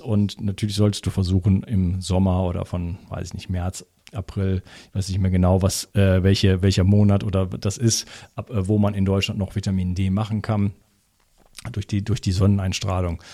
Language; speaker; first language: German; native; German